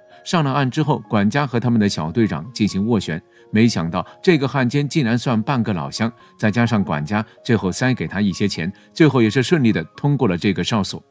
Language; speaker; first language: Chinese; native; Chinese